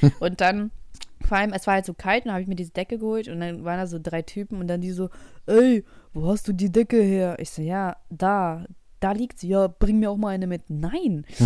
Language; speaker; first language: German; early bilingual, other home language; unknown